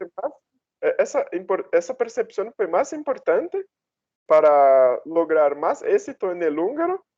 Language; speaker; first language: Spanish; non-native, fluent; Portuguese